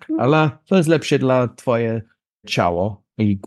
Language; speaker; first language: Polish; non-native, learner; English